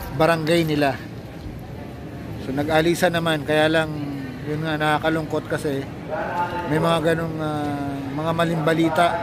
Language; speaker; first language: Filipino; native; Filipino